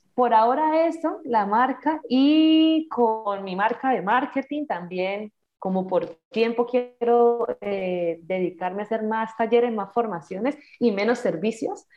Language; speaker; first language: Spanish; native; Spanish